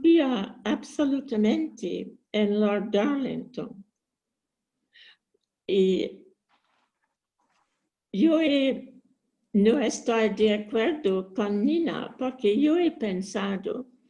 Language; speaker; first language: Spanish; non-native, learner; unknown